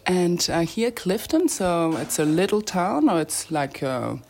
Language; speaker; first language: English; non-native, learner; French